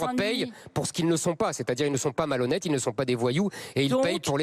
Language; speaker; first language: French; native; French